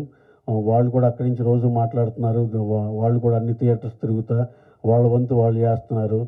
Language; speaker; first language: Telugu; native; Telugu